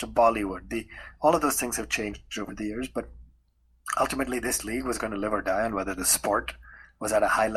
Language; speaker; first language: English; non-native, local second language; Hindi